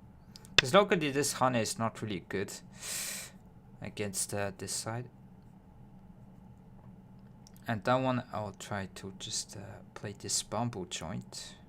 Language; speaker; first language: English; non-native, fluent; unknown